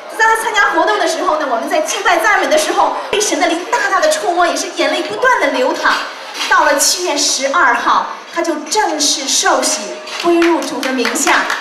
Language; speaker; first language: Chinese; native; Chinese